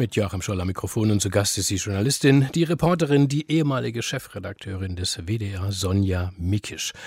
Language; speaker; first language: German; native; German